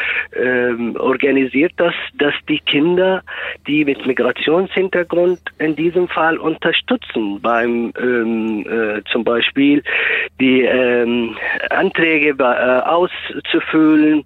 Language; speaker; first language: German; non-native, fluent; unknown